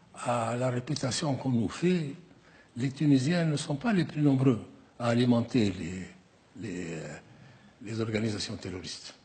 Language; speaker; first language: French; non-native, local second language; Arabic